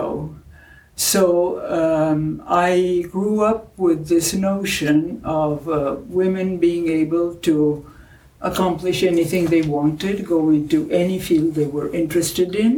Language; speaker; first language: English; non-native, fluent; Spanish